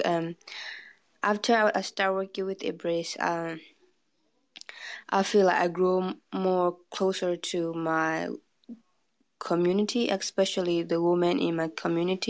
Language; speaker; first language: English; non-native, fluent; Burmese